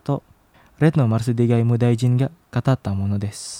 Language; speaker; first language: Japanese; non-native, fluent; Indonesian